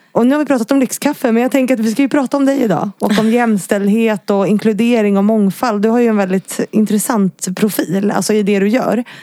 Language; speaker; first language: Swedish; native; Swedish